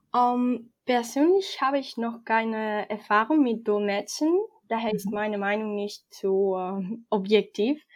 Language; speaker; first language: German; non-native, fluent; Spanish